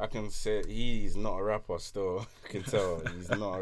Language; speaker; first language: English; native; English